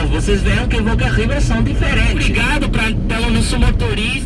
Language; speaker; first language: Portuguese; non-native, learner; Spanish